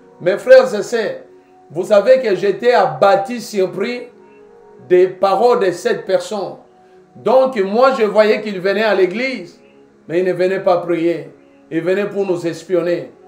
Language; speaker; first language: French; non-native, local second language; Lingala